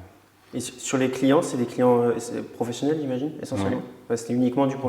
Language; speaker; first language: French; native; French